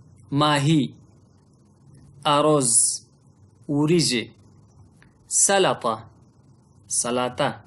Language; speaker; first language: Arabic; non-native, fluent; Pashto